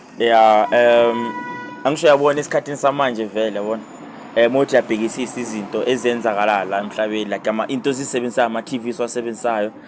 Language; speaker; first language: Zulu; non-native, local second language; Venda